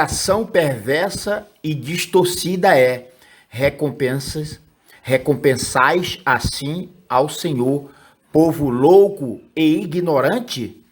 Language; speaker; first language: Portuguese; native; Portuguese